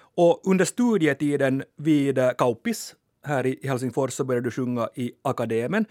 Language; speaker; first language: Swedish; native; Swedish